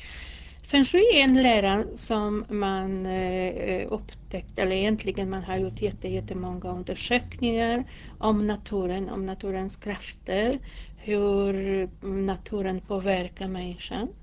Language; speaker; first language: Swedish; non-native, fluent; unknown